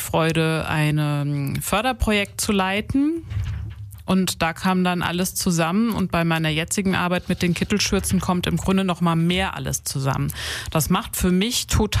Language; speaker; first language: German; native; German